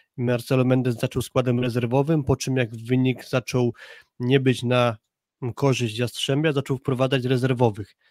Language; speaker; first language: Polish; native; Polish